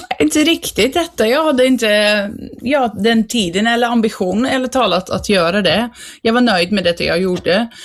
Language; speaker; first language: Swedish; non-native, fluent; Dutch